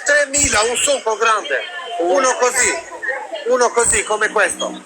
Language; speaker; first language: Italian; non-native, learner; Albanian